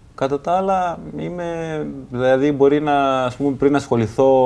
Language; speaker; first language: Greek; non-native, fluent; Kurdish